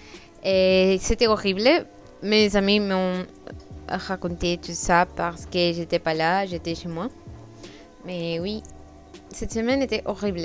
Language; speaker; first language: French; non-native, learner; Spanish